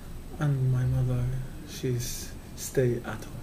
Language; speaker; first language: English; non-native, learner; Kurdish